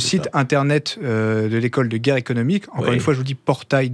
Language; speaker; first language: French; native; French